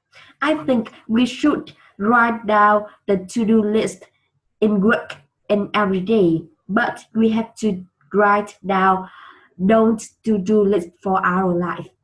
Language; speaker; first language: English; non-native, learner; Vietnamese